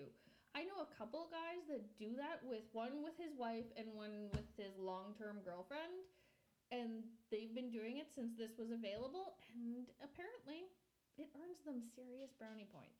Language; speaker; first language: English; native; English